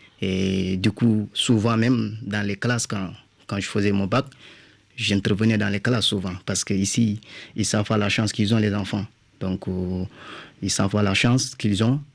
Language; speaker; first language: French; non-native, local second language; Wolof